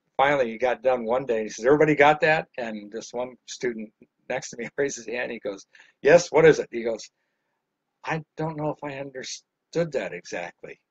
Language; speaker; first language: English; native; English